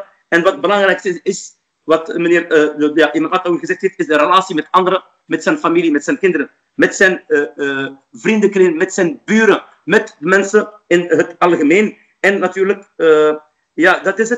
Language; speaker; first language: Dutch; non-native, fluent; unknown